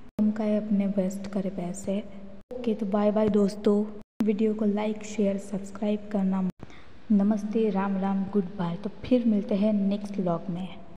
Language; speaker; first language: Hindi; non-native, local second language; Marathi